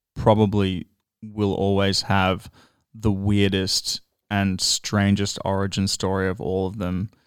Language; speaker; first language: English; native; English